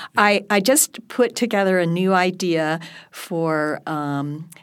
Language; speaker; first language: English; native; English